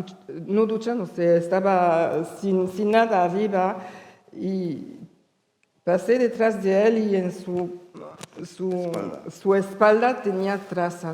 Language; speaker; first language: Spanish; early bilingual, heritage; Spanish